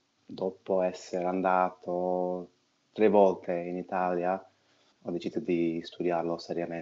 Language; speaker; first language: Italian; non-native, fluent; English